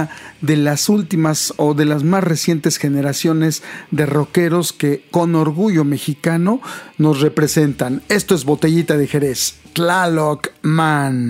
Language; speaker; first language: Spanish; native; Spanish